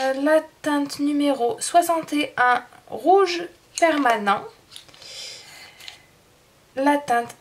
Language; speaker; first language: French; native; French